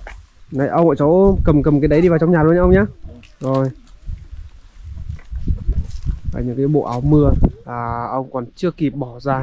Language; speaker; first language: Vietnamese; native; Vietnamese